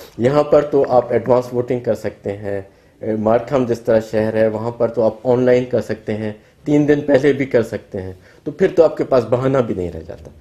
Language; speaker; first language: Urdu; non-native, local second language; Baluchi